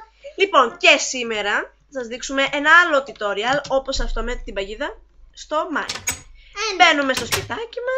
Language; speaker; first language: Greek; native; Greek